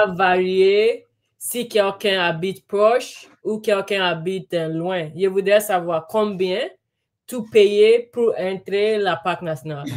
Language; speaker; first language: French; non-native, learner; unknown